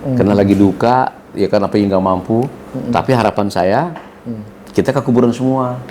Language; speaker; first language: Indonesian; non-native, local second language; Sundanese